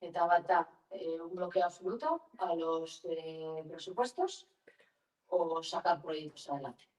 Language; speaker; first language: Spanish; non-native, local second language; Basque